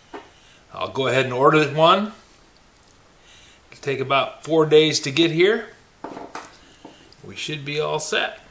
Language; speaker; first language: English; native; English